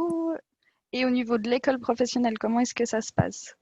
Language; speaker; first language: French; native; French